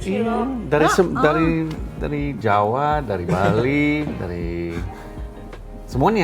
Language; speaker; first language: Indonesian; non-native, learner; English